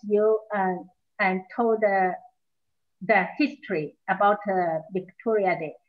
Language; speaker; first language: English; non-native, learner; Chinese